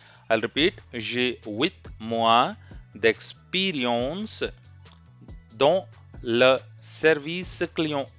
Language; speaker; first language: French; non-native, fluent; Hindi